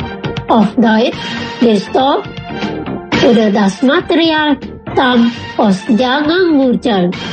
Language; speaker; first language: German; non-native, learner; Indonesian